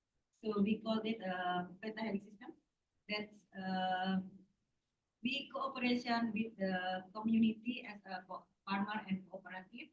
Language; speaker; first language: English; non-native, learner; Indonesian